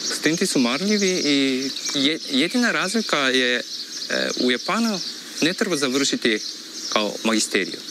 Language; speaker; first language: Croatian; non-native, fluent; Japanese